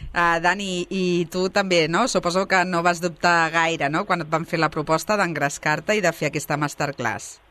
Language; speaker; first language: Catalan; native; Catalan